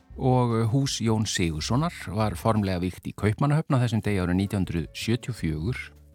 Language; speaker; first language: Icelandic; native; Icelandic